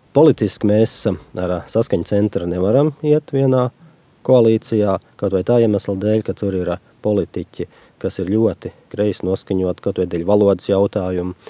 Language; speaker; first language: Latvian; native; Latvian